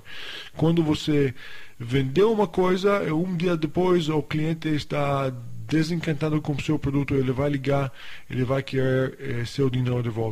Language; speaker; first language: Portuguese; non-native, fluent; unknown